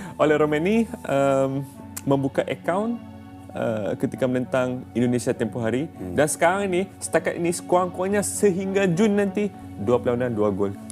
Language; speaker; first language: Malay; native; Malay